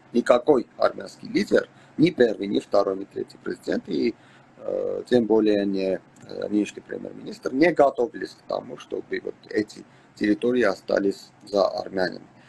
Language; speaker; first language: Russian; non-native, local second language; Armenian